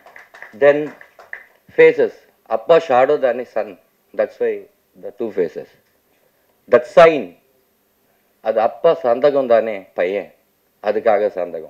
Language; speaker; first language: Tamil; non-native, local second language; Telugu